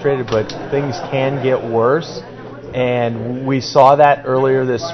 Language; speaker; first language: English; native; English